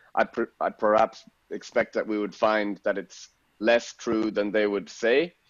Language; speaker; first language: English; native; English